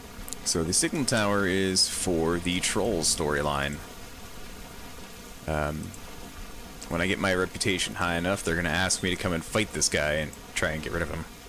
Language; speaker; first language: English; native; English